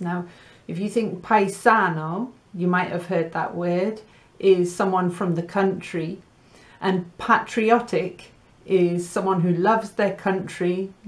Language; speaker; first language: English; native; English